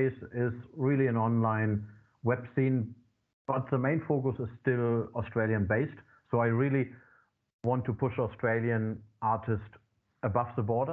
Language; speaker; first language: English; non-native, fluent; German